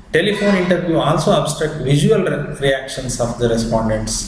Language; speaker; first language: English; non-native, local second language; Kannada